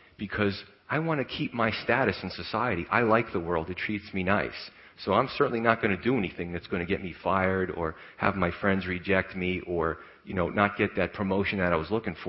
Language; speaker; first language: English; native; English